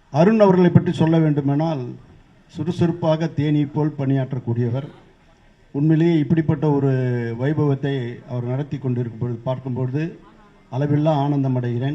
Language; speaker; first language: Tamil; native; Tamil